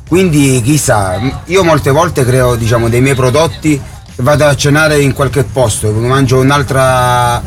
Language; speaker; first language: Italian; native; Italian